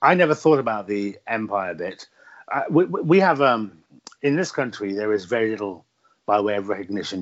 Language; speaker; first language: English; native; English